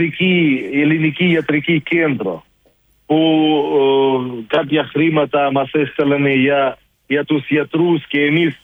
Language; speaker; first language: Greek; non-native, learner; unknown